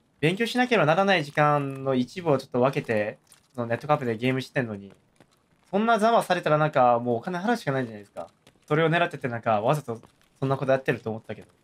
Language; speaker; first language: Japanese; non-native, fluent; Korean